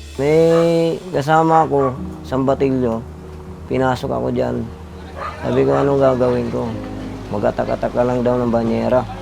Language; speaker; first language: Filipino; native; Filipino